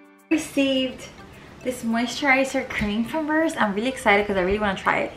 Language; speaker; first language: English; early bilingual, other home language; Spanish